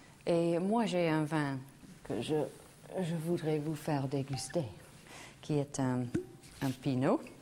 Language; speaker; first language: French; non-native, fluent; English